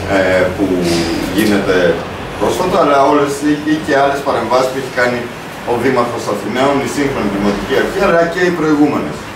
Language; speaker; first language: Greek; native; Greek